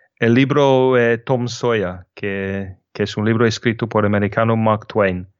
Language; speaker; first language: Spanish; non-native, fluent; English